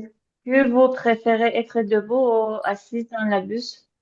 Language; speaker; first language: French; non-native, learner; Azerbaijani